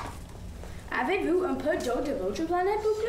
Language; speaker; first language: French; non-native, learner; English